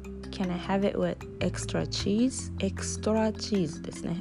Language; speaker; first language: English; non-native, fluent; Japanese